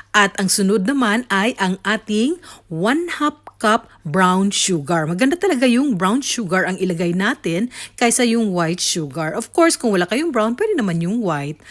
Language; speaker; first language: Filipino; non-native, local second language; Cebuano